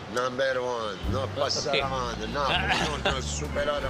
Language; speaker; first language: Italian; native; Italian